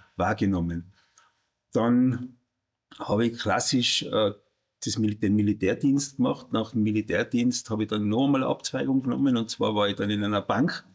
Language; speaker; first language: German; native; German